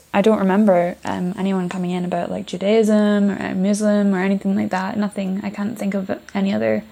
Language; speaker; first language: English; native; English